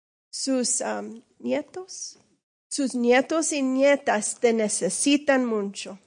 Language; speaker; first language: Spanish; early bilingual, heritage; English